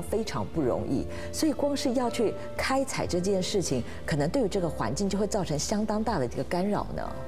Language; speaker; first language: Chinese; native; Chinese